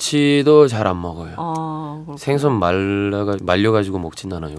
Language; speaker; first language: Korean; non-native, fluent; Turkish